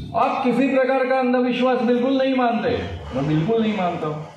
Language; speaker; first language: Hindi; non-native, local second language; Marathi